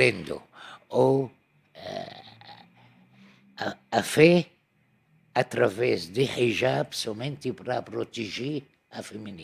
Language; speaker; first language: Portuguese; non-native, learner; Arabic